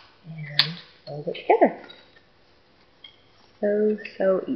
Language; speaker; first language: English; native; English